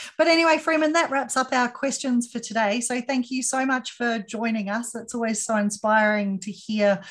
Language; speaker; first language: English; native; English